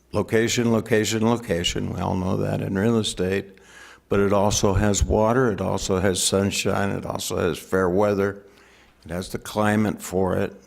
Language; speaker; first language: English; native; English